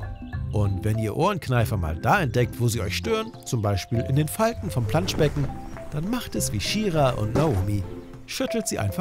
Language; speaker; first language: German; native; German